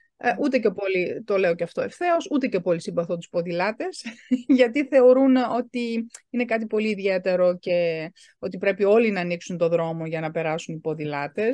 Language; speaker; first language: Greek; early bilingual, heritage; Greek